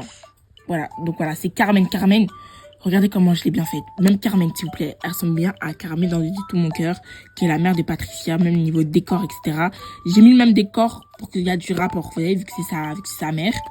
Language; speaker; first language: French; native; French